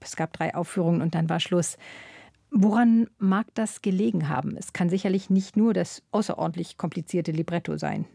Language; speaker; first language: German; native; German